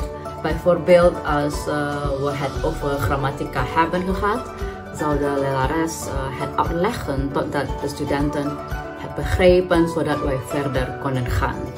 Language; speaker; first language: Dutch; non-native, fluent; Indonesian